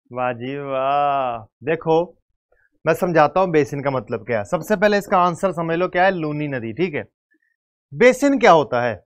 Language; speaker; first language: Hindi; native; Hindi